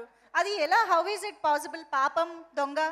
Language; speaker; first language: Telugu; native; Telugu